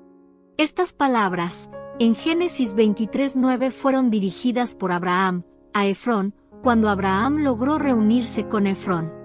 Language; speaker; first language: Spanish; native; Spanish